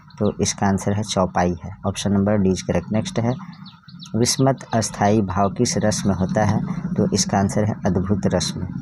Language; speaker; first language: Hindi; native; Hindi